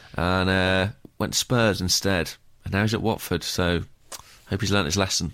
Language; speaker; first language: English; native; English